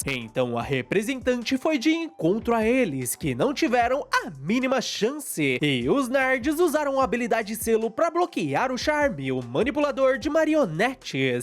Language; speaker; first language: Portuguese; native; Portuguese